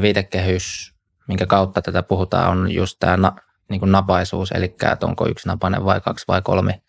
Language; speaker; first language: Finnish; native; Finnish